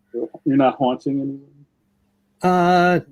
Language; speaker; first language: English; native; English